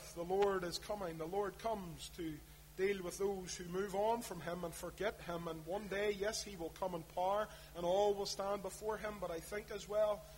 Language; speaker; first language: English; native; English